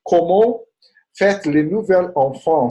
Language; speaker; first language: French; non-native, fluent; Portuguese